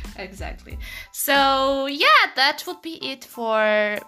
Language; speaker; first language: English; non-native, fluent; Serbian